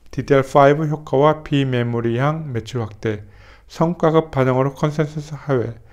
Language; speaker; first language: Korean; native; Korean